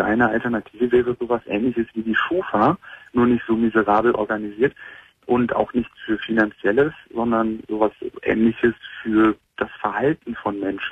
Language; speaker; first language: German; native; German